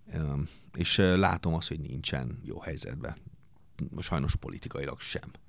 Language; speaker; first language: Hungarian; non-native, fluent; Italian